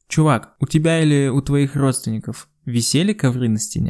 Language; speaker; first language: Russian; native; Russian